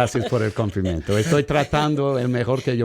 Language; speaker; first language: Spanish; non-native, learner; English